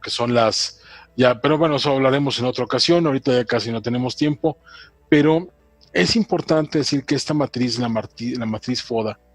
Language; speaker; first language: Spanish; native; Spanish